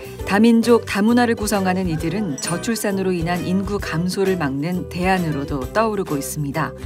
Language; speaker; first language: Korean; native; Korean